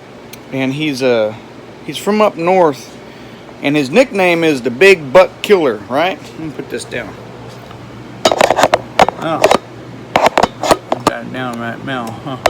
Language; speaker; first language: English; native; English